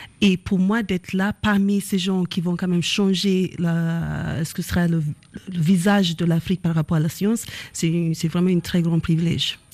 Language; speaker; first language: French; non-native, fluent; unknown